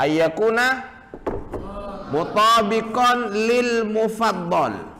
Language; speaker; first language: Arabic; non-native, fluent; Madurese